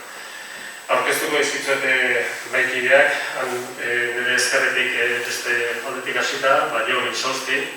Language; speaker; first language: Basque; native; Basque